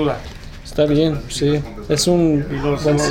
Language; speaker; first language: Spanish; early bilingual, other home language; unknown